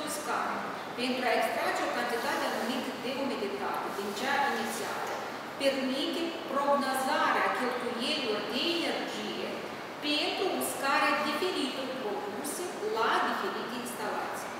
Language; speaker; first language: Romanian; native; Romanian